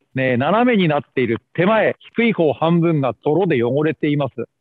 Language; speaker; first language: Japanese; native; Japanese